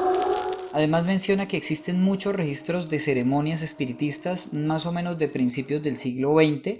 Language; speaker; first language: Spanish; native; Spanish